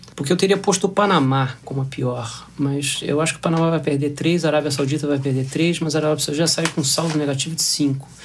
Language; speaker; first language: Portuguese; native; Portuguese